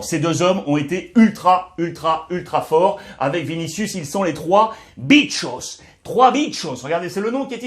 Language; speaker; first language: French; native; French